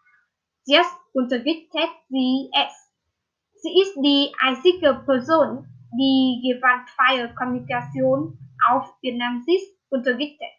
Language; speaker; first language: German; non-native, learner; Vietnamese